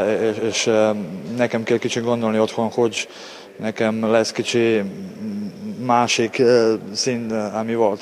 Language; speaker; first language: Hungarian; non-native, learner; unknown